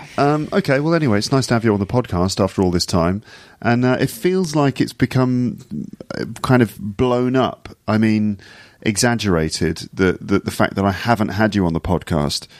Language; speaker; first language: English; native; English